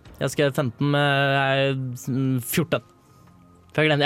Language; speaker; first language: Norwegian; native; Norwegian